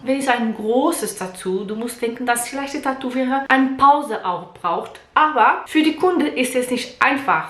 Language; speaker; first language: German; non-native, learner; Portuguese